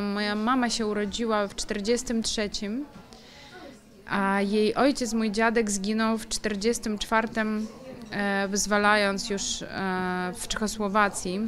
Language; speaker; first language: Polish; non-native, fluent; Ukrainian